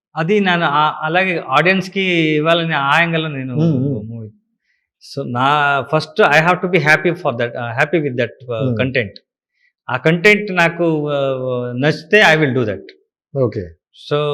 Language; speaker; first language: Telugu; non-native, learner; Kannada